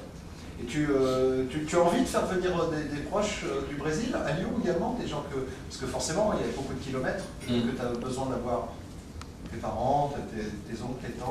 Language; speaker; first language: French; native; French